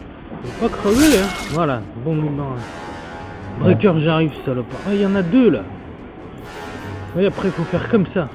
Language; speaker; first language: French; native; French